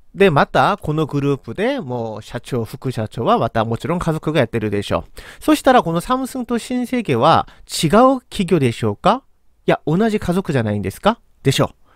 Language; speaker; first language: Japanese; non-native, fluent; Korean